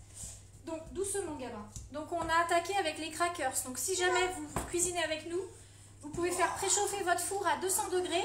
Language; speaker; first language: French; native; French